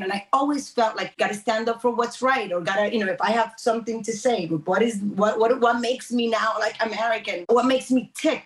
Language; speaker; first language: English; early bilingual, other home language; Spanish